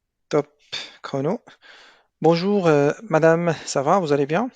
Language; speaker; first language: French; non-native, local second language; Arabic